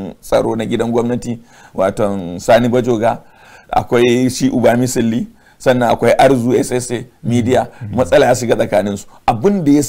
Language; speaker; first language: Hausa; native; Hausa